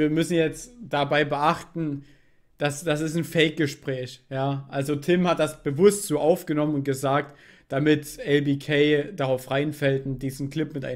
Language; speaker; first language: German; native; German